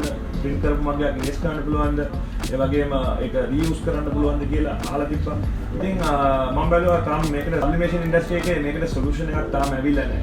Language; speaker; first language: Sinhala; non-native, local second language; Tamil